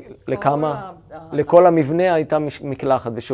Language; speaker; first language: Hebrew; native; Hebrew